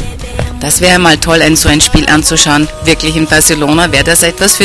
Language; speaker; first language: German; native; German